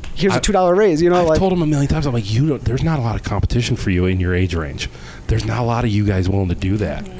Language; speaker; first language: English; native; English